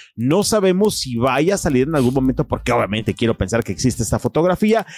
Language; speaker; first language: Spanish; native; Spanish